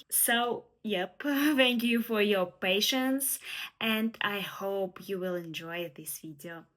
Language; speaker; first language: English; non-native, learner; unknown